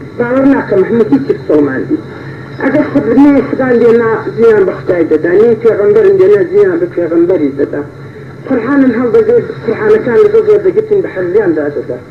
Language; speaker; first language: Central Kurdish; native; Central Kurdish